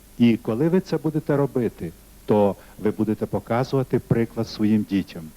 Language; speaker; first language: Ukrainian; native; Ukrainian